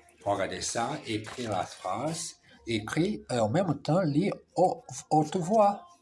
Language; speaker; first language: French; non-native, learner; Portuguese